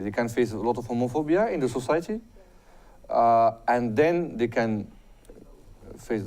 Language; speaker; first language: English; non-native, fluent; Arabic